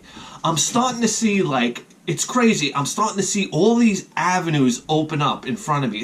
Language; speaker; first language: English; native; English